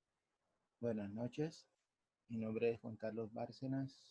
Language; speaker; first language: Spanish; native; Spanish